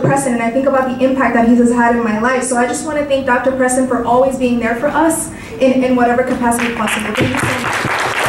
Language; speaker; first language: English; early bilingual, other home language; Spanish